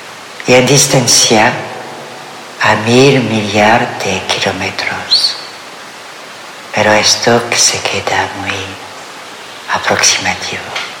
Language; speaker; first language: Spanish; non-native, fluent; French